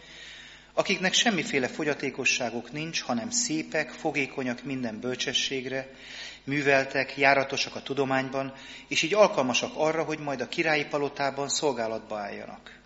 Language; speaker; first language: Hungarian; native; Hungarian